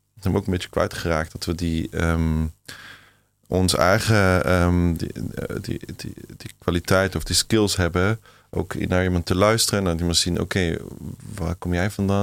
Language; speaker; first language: Dutch; non-native, fluent; German